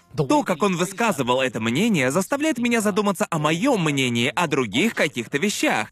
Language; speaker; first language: Russian; non-native, fluent; English